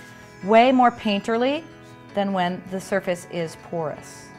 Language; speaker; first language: English; native; English